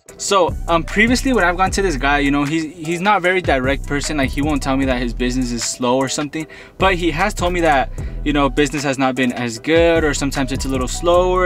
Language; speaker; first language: English; early bilingual, other home language; Spanish